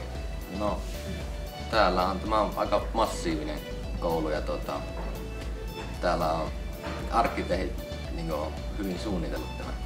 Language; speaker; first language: Finnish; native; Finnish